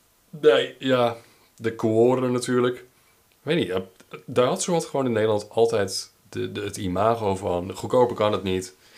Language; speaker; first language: Dutch; native; Dutch